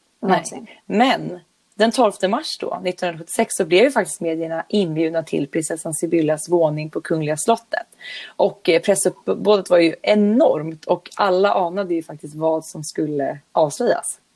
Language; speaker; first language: Swedish; native; Swedish